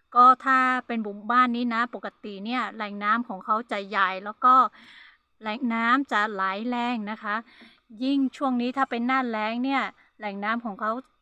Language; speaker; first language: Thai; non-native, local second language; Hmong